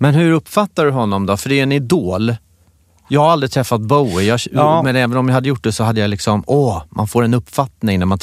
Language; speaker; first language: Swedish; native; Swedish